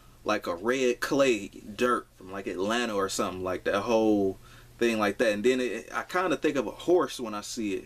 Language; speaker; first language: English; native; English